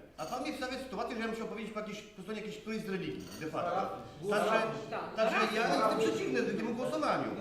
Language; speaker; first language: Polish; native; Polish